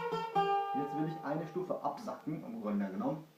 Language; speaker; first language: German; early bilingual, other home language; Kurdish